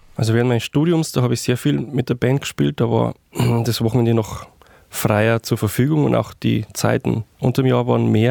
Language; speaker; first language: German; native; German